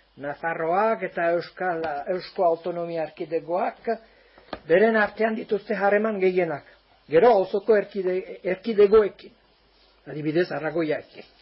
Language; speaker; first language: Basque; native; Basque